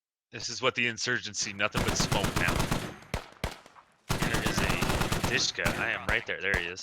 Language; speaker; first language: English; native; English